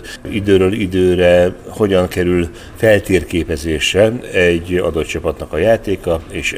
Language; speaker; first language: Hungarian; native; Hungarian